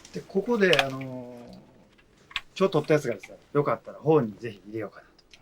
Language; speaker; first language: Japanese; native; Japanese